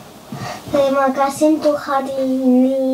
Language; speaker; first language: Indonesian; early bilingual, heritage; Indonesian